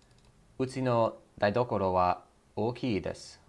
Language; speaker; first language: Japanese; non-native, learner; English